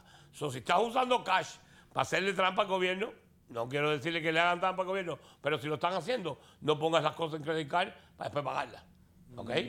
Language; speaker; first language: Spanish; native; Spanish